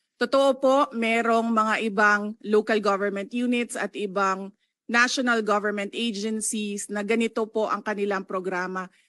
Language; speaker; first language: Filipino; non-native, local second language; Cebuano